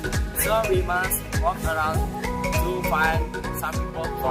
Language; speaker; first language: English; non-native, learner; Indonesian